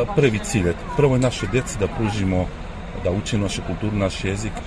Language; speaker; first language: Serbian; early bilingual, heritage; French